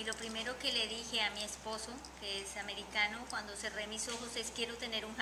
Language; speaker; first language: Spanish; native; Spanish